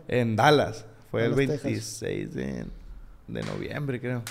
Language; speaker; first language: Spanish; native; Spanish